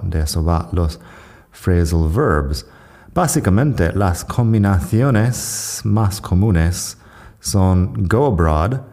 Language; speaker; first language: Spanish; non-native, fluent; English